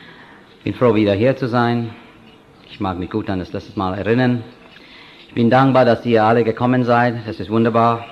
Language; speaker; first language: German; non-native, fluent; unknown